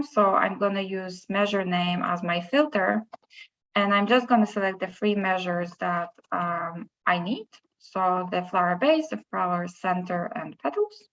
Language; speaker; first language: English; non-native, fluent; Polish